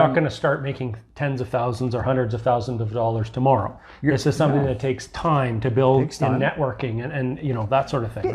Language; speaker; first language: English; native; English